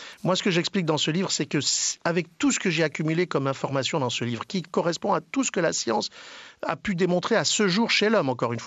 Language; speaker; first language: French; native; French